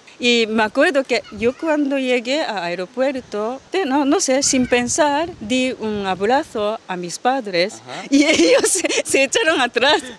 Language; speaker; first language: Spanish; non-native, fluent; Japanese